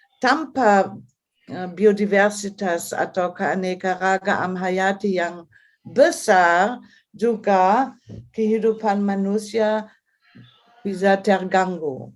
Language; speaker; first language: Indonesian; non-native, fluent; German